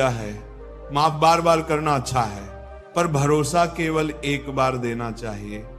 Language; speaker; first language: Hindi; native; Hindi